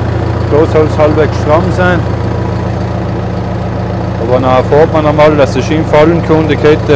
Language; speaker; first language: German; native; German